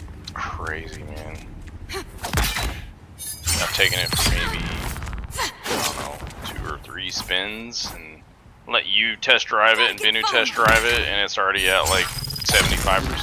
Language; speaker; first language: English; native; English